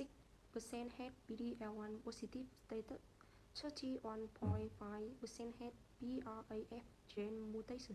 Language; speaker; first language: English; non-native, learner; Vietnamese